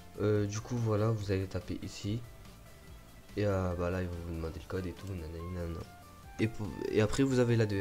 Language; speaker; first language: French; native; French